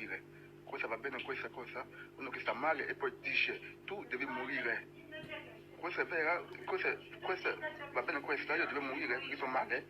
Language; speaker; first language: Italian; non-native, learner; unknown